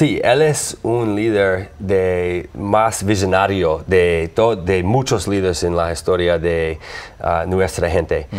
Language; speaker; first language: Spanish; non-native, learner; English